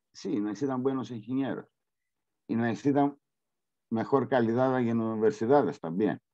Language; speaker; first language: Spanish; non-native, learner; Greek